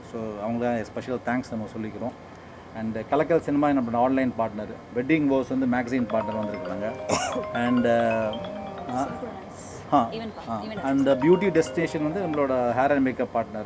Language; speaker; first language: Tamil; native; Tamil